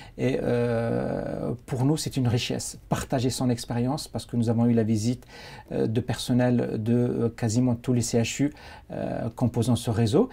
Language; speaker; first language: French; non-native, local second language; Arabic